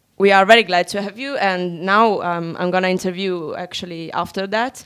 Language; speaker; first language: English; non-native, learner; Italian